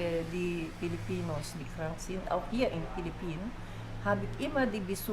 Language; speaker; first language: German; non-native, learner; Filipino